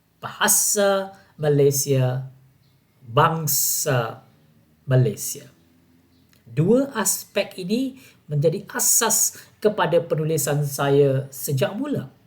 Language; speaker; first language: Malay; non-native, local second language; Tamil